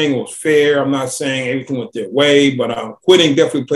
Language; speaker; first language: English; native; English